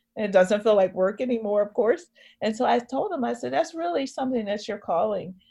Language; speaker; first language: English; native; English